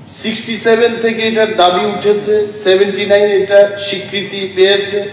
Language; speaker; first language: Bangla; non-native, local second language; Kok Borok